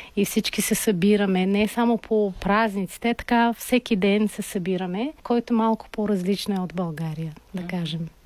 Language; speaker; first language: Bulgarian; non-native, fluent; Tajik